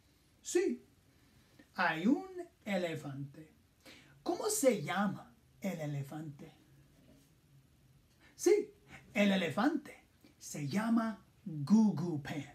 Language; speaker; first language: Spanish; non-native, fluent; English